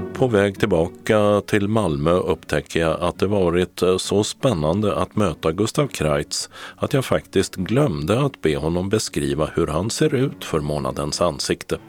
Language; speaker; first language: Swedish; native; Swedish